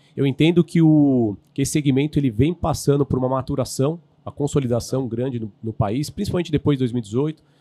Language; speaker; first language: Portuguese; native; Portuguese